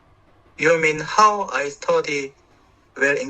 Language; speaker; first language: English; non-native, learner; Korean